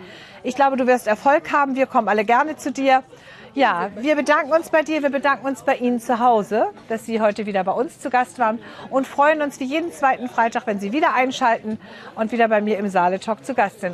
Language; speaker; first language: German; native; German